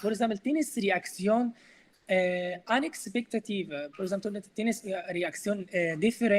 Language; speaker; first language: Portuguese; non-native, learner; Arabic